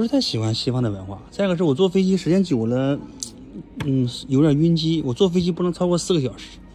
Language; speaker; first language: Chinese; native; Chinese